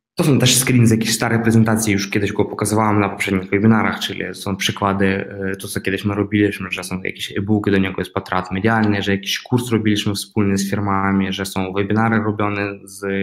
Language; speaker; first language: Polish; non-native, fluent; Ukrainian